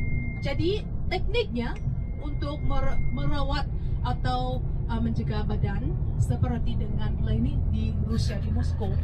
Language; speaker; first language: Indonesian; non-native, fluent; Vietnamese